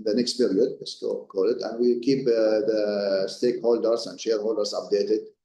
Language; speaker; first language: English; non-native, fluent; Arabic